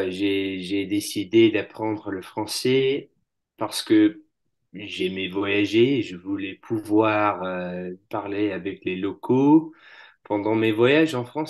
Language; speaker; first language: French; non-native, fluent; English